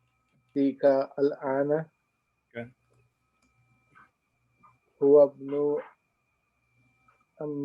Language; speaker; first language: Arabic; non-native, learner; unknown